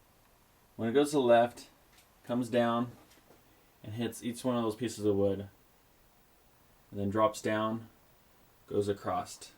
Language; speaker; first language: English; native; English